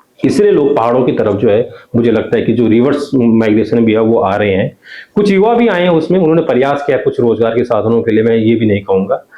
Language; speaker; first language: Hindi; non-native, local second language; Garhwali